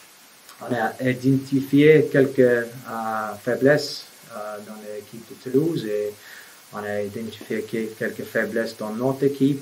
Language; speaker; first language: French; non-native, fluent; English